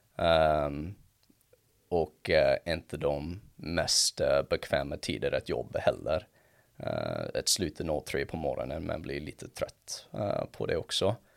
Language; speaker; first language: Swedish; non-native, fluent; English